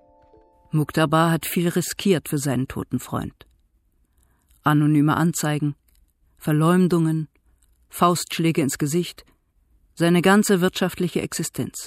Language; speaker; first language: German; native; German